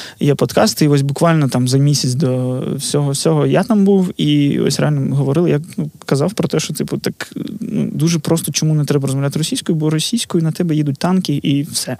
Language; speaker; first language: Ukrainian; non-native, local second language; Russian